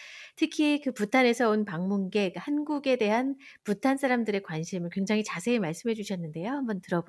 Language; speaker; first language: Korean; native; Korean